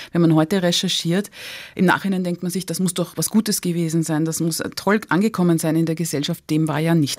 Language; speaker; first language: German; native; German